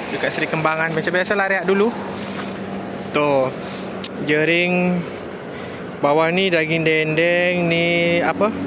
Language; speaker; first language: Malay; non-native, fluent; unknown